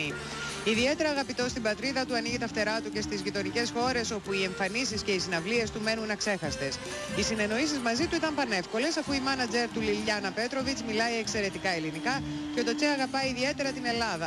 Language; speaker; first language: Greek; native; Greek